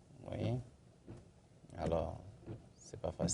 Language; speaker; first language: French; non-native, local second language; Haitian Creole